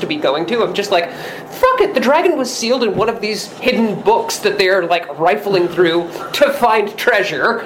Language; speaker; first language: English; native; English